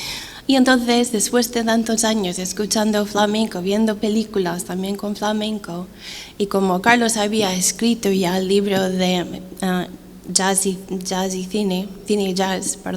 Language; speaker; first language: Spanish; non-native, fluent; English